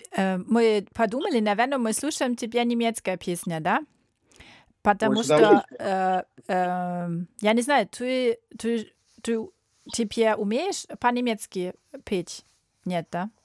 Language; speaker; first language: Russian; non-native, learner; German